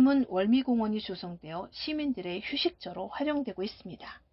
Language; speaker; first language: Korean; native; Korean